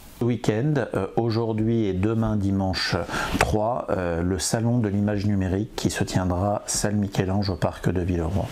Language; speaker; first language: French; native; French